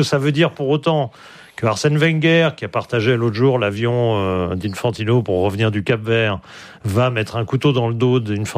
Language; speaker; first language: French; native; French